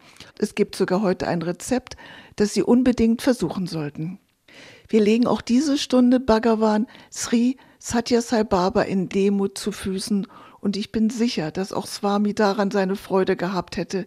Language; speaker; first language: German; native; German